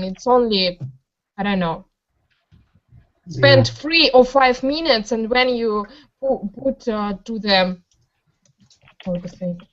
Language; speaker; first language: English; non-native, learner; Russian